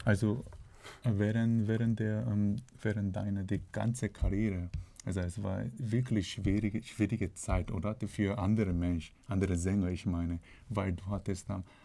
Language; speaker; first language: German; non-native, learner; Korean